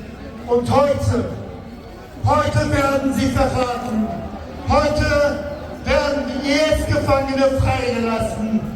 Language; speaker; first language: German; non-native, fluent; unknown